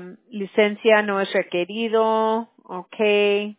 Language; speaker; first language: Spanish; early bilingual, heritage; Spanish